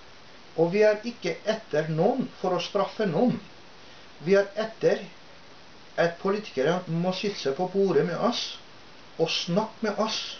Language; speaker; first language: Norwegian; non-native, fluent; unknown